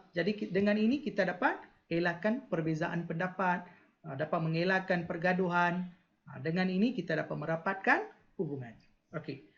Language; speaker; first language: Malay; non-native, local second language; Tamil